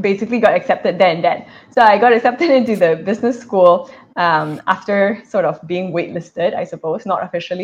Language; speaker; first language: English; native; English